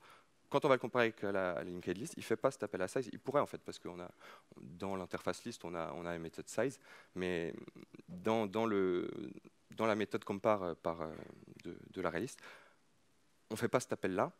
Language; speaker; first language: French; native; French